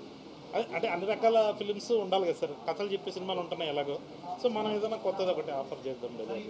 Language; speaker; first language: Telugu; native; Telugu